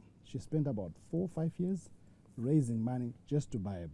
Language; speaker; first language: English; non-native, local second language; Shona